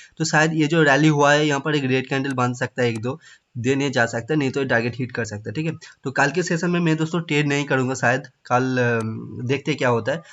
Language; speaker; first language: Hindi; non-native, local second language; Bangla